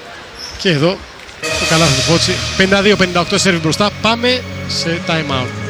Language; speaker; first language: Greek; native; Greek